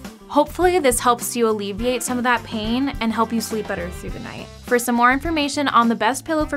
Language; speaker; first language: English; native; English